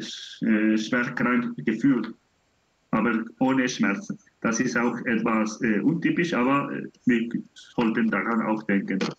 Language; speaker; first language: German; non-native, learner; Spanish